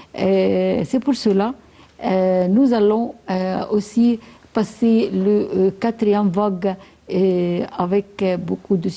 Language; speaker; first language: French; non-native, fluent; Arabic